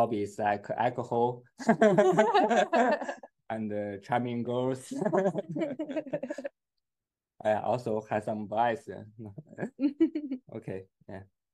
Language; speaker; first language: English; non-native, fluent; Chinese